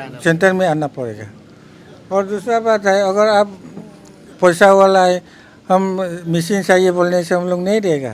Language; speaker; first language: Hindi; non-native, local second language; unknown